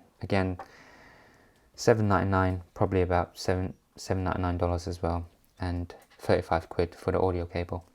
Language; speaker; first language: English; native; English